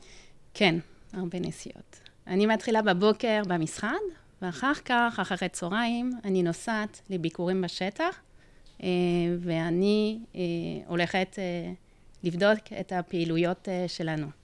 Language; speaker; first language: Hebrew; non-native, fluent; French